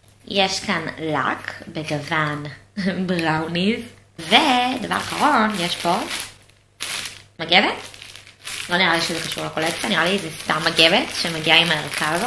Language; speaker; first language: Hebrew; native; Hebrew